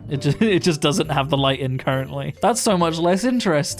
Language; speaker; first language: English; native; English